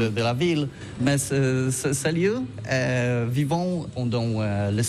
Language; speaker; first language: French; non-native, learner; Polish